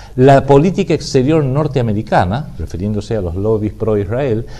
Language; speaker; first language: Spanish; native; Spanish